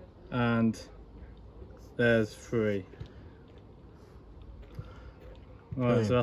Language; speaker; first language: English; native; English